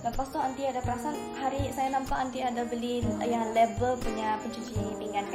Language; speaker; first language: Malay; non-native, local second language; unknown